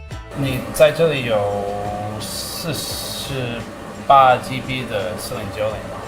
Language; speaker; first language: Chinese; non-native, learner; English